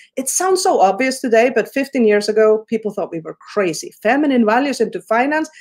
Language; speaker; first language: English; non-native, fluent; Icelandic